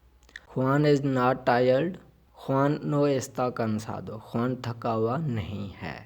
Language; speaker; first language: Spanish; non-native, fluent; Urdu